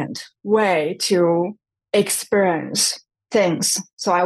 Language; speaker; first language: English; non-native, fluent; Chinese